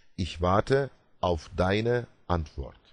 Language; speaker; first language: German; non-native, fluent; Turkish